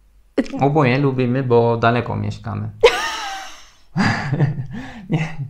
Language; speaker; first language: Polish; non-native, fluent; Turkish